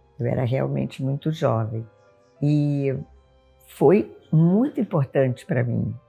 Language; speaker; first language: Portuguese; native; Portuguese